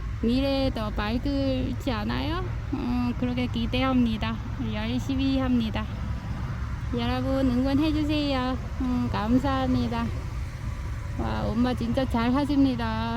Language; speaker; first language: Korean; non-native, learner; Vietnamese